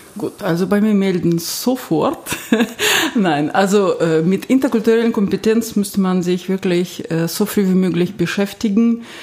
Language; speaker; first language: German; non-native, fluent; Russian